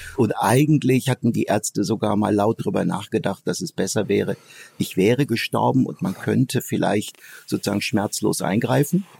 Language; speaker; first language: German; early bilingual, other home language; Turkish